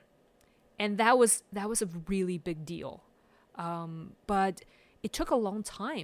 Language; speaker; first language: English; early bilingual, other home language; Chinese